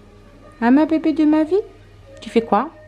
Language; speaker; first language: French; native; French